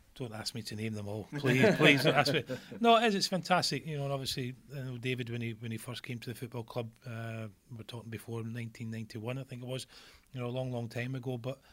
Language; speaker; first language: English; native; English